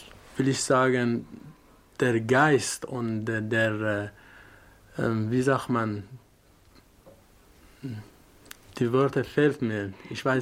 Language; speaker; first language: German; non-native, learner; Persian